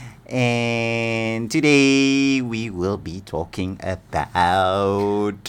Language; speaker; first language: English; non-native, local second language; Malay